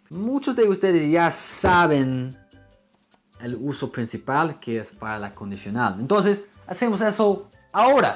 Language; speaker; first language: Spanish; non-native, fluent; English